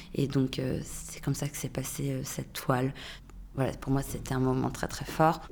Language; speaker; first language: French; native; French